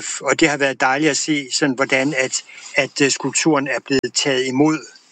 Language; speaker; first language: Danish; native; Danish